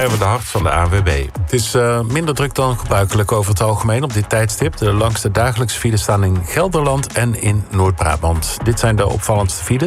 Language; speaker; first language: Dutch; native; Dutch